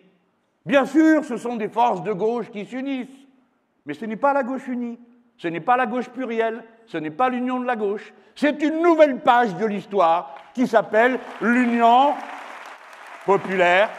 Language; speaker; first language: French; native; French